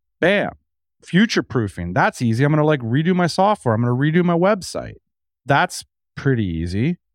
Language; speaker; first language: English; native; English